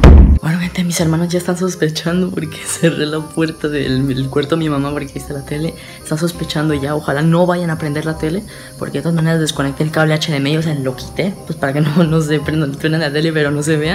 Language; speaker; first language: Spanish; native; Spanish